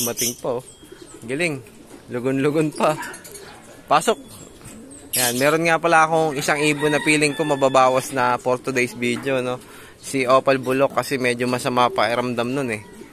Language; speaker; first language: Filipino; native; Filipino